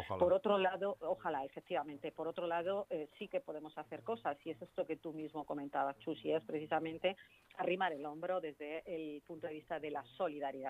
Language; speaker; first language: Spanish; native; Spanish